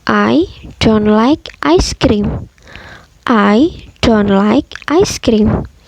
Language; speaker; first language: English; non-native, fluent; Indonesian